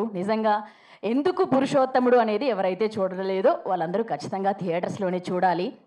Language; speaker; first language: Telugu; native; Telugu